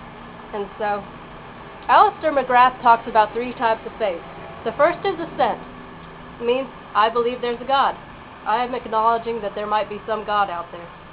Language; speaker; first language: English; native; English